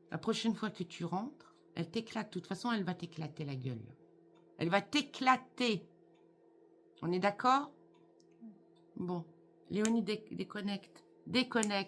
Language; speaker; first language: French; native; French